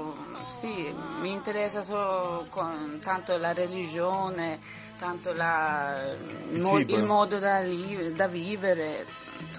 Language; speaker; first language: Italian; non-native, learner; Swedish